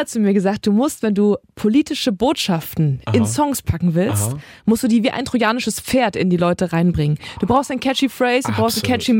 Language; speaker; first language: German; native; German